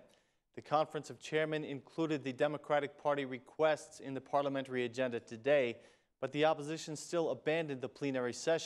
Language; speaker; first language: English; non-native, fluent; Albanian